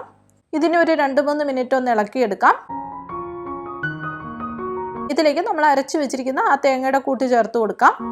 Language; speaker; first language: Malayalam; native; Malayalam